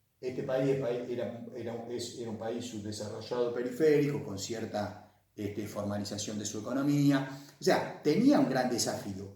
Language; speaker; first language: Spanish; native; Spanish